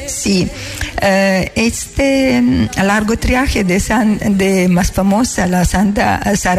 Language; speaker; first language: Spanish; non-native, learner; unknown